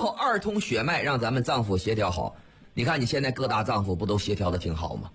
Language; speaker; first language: Chinese; native; Chinese